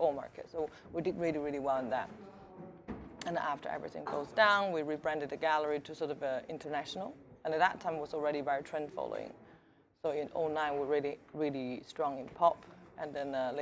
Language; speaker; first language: English; native; English